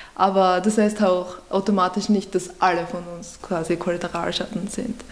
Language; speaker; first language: German; early bilingual, other home language; Persian